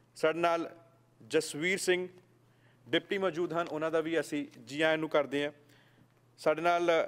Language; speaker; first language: Punjabi; native; Punjabi